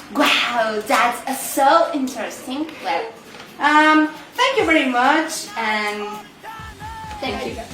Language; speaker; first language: English; non-native, learner; Spanish